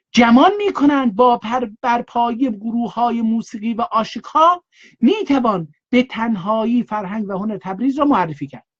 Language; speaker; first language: Persian; non-native, local second language; Azerbaijani